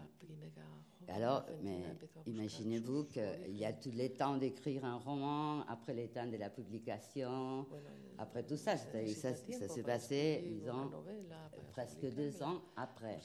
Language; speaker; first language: French; non-native, fluent; Spanish